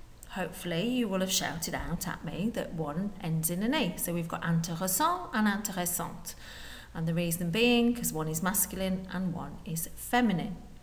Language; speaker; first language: English; native; English